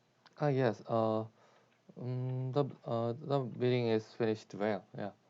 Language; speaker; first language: English; non-native, learner; Korean